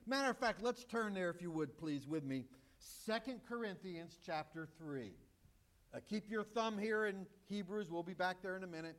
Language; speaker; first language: English; native; English